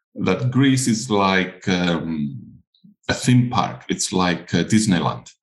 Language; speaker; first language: English; non-native, fluent; Greek